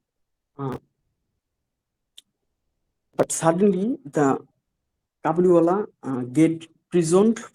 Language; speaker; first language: English; non-native, learner; Bangla